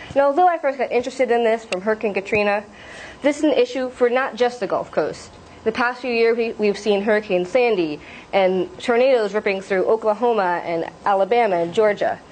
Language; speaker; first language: English; native; English